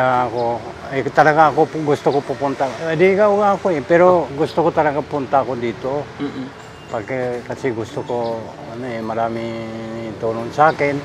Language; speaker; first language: Filipino; non-native, learner; Japanese